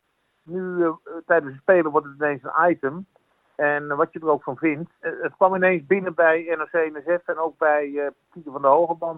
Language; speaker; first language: Dutch; native; Dutch